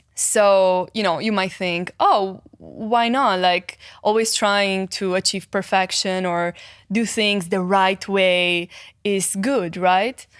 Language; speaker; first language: English; non-native, fluent; Romanian